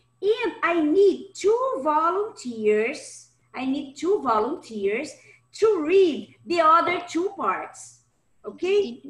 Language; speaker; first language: English; non-native, fluent; Portuguese